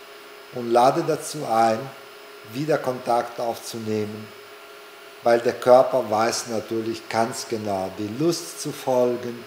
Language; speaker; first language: German; non-native, fluent; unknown